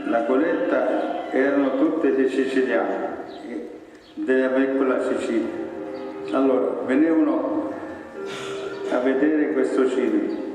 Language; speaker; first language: Italian; early bilingual, heritage; Italian